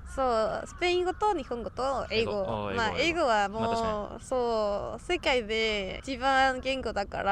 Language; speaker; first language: Japanese; non-native, learner; Spanish